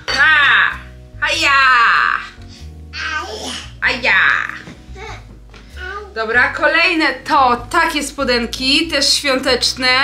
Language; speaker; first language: Polish; native; Polish